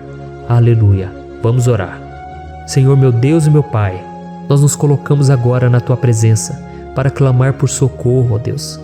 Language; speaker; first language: Portuguese; native; Portuguese